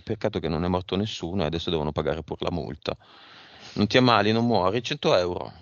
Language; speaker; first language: Italian; native; Italian